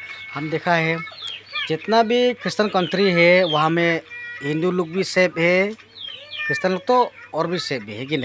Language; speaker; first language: Hindi; non-native, local second language; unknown